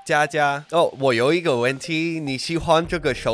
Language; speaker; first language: Chinese; non-native, learner; English